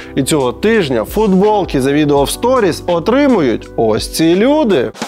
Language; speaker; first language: Ukrainian; non-native, local second language; Russian